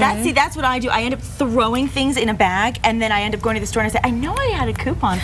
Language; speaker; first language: English; native; English